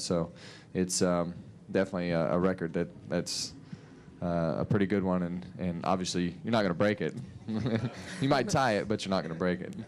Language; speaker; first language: English; native; English